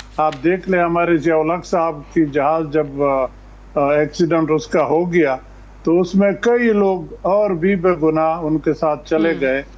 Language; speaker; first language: Urdu; non-native, local second language; Pashto